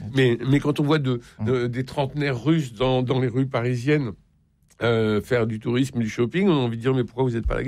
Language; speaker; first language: French; native; French